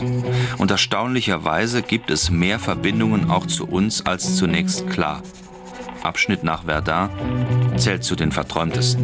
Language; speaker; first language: German; native; German